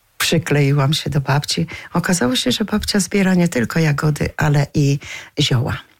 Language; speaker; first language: Polish; native; Polish